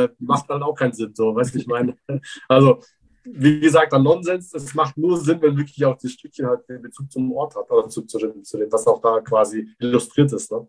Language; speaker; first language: German; early bilingual, other home language; Persian